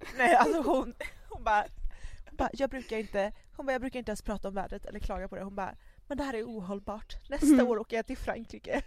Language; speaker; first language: Swedish; native; Swedish